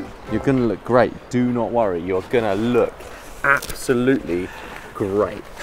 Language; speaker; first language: English; native; English